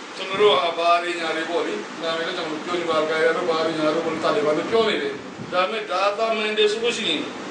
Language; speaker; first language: Burmese; non-native, local second language; Kachin